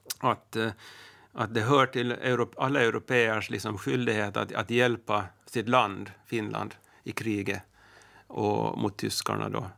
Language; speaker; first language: Swedish; native; Swedish